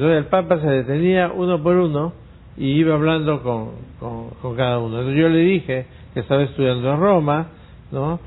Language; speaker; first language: Spanish; native; Spanish